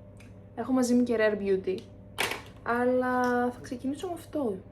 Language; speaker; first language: Greek; native; Greek